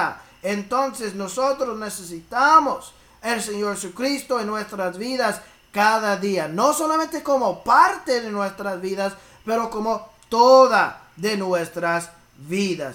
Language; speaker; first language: Spanish; early bilingual, heritage; English